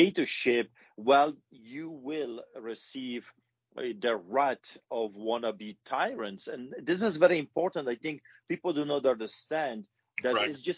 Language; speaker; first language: English; non-native, fluent; Polish